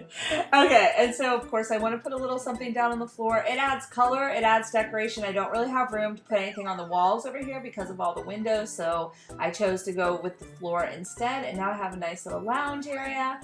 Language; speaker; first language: English; native; English